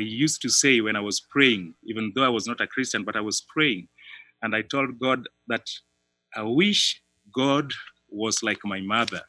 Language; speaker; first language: English; non-native, local second language; Luo (Kenya and Tanzania)